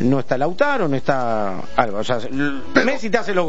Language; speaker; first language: Spanish; native; Spanish